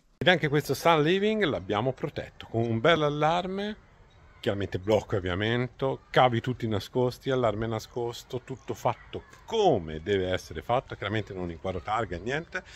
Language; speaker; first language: Italian; native; Italian